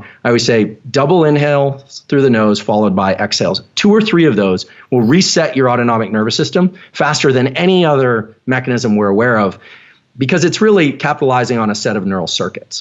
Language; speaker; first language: English; native; English